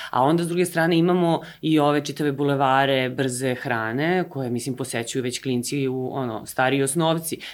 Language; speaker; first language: Serbian; native; Serbian